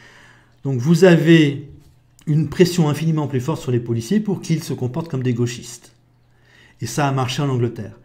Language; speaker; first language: French; native; French